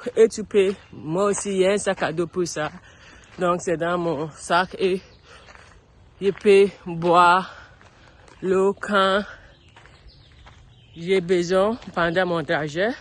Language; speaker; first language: French; non-native, learner; English